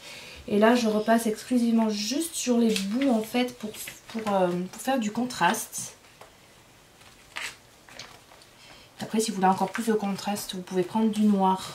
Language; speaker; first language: French; native; French